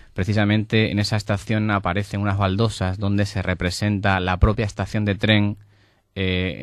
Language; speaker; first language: Spanish; native; Spanish